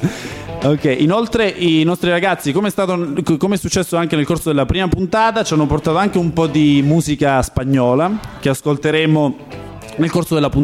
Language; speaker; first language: Italian; native; Italian